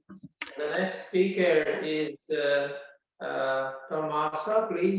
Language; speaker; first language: English; non-native, learner; Latvian